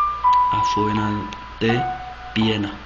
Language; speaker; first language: Spanish; non-native, learner; Chinese